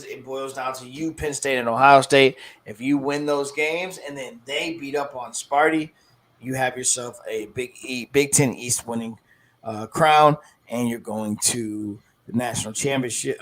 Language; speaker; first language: English; native; English